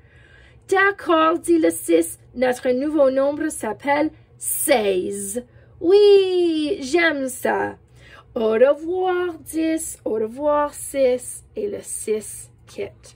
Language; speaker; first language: French; non-native, fluent; English